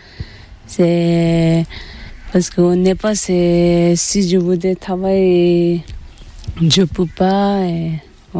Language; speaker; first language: French; non-native, learner; Tibetan